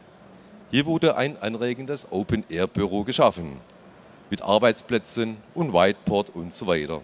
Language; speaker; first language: German; native; German